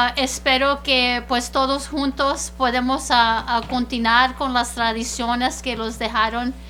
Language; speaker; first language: Spanish; early bilingual, other home language; English